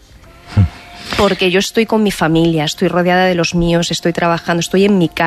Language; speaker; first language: Spanish; native; Spanish